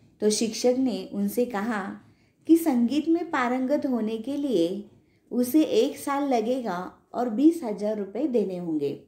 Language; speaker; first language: Hindi; non-native, local second language; Marathi